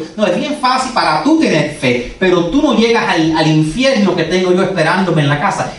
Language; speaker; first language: Spanish; early bilingual, heritage; Spanish